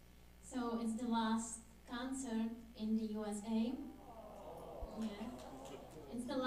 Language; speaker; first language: English; non-native, fluent; Czech